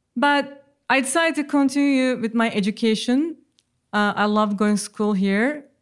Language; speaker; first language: English; non-native, fluent; Turkish